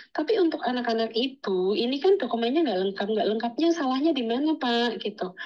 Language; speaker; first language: Indonesian; native; Indonesian